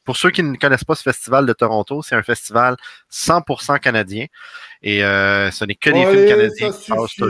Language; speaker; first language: French; native; French